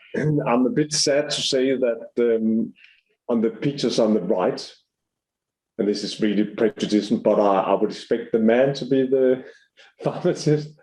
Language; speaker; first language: English; non-native, fluent; Danish